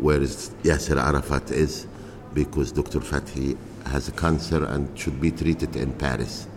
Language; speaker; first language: English; non-native, fluent; Arabic